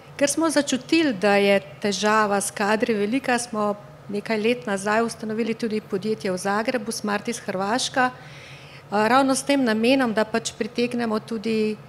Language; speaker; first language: Slovenian; native; Slovenian